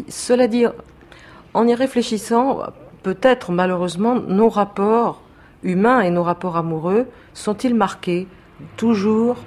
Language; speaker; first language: French; native; French